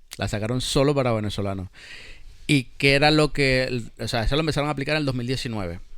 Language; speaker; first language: Spanish; native; Spanish